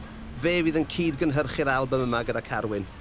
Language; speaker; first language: Welsh; native; Welsh